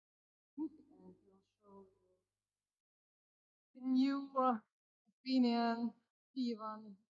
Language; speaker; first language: English; non-native, fluent; Ukrainian